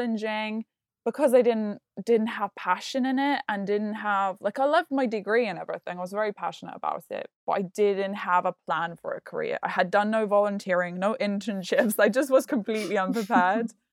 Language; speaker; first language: English; non-native, fluent; Lithuanian